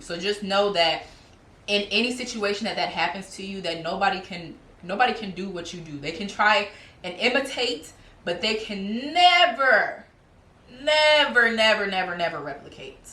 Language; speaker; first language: English; native; English